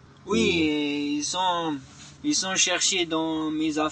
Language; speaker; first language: French; non-native, learner; Arabic